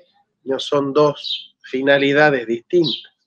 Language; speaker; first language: Spanish; native; Spanish